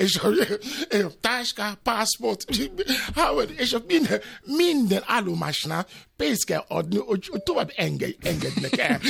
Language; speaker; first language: Hungarian; non-native, fluent; Yoruba